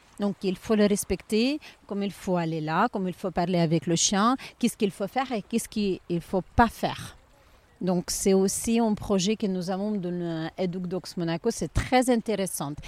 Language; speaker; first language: French; non-native, learner; Ukrainian